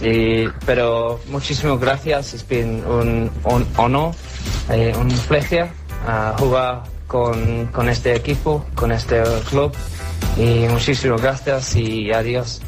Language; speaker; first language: Spanish; non-native, learner; English